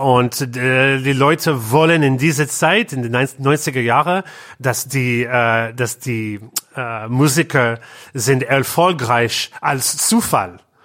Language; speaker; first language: German; non-native, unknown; English